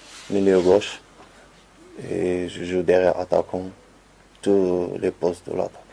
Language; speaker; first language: French; non-native, learner; Arabic